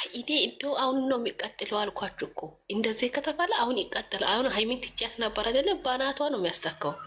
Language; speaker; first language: Amharic; native; Amharic